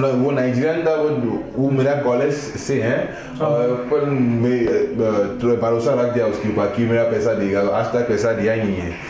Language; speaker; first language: Hindi; non-native, fluent; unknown